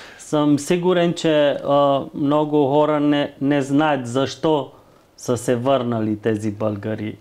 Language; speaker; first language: Bulgarian; early bilingual, heritage; Bulgarian